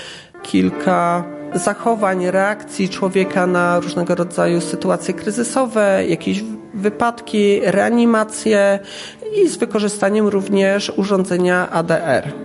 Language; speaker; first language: Polish; native; Polish